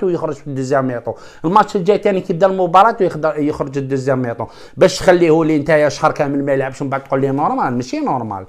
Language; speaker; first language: Arabic; native; Arabic